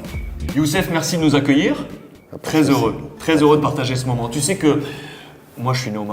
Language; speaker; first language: French; native; French